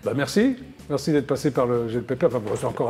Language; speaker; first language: French; native; French